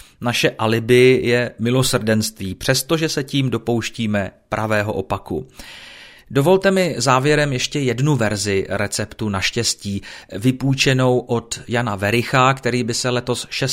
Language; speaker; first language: Czech; native; Czech